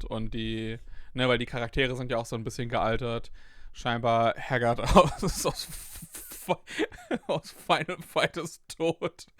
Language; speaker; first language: German; native; German